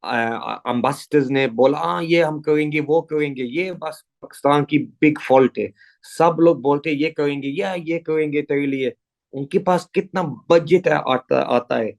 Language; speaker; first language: Hindi; early bilingual, heritage; English